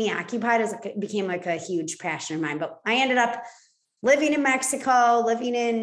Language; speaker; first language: English; native; English